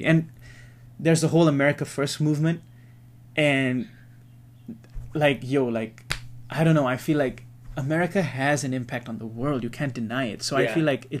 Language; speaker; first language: English; native; English